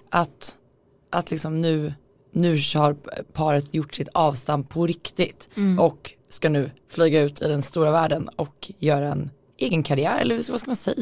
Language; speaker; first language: Swedish; native; Swedish